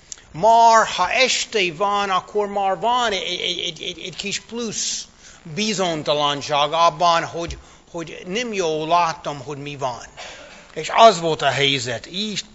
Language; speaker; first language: Hungarian; non-native, fluent; English